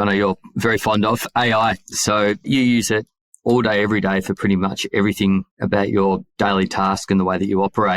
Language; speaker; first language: English; native; English